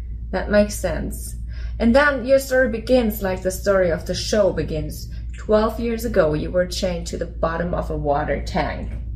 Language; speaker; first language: English; non-native, fluent; German